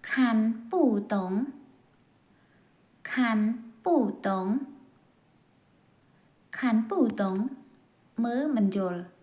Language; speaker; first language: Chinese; non-native, learner; Khmer